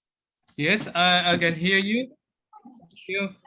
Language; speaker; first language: English; non-native, learner; Chinese